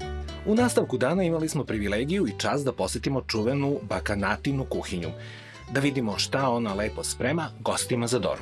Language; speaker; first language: Serbian; native; Serbian